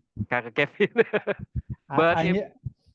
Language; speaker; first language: English; non-native, fluent; Indonesian